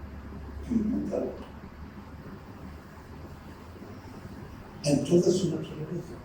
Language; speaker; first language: Spanish; non-native, fluent; Turkish